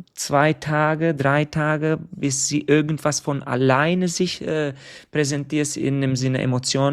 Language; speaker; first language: German; non-native, fluent; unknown